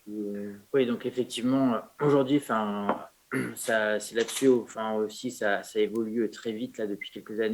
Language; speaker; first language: French; native; French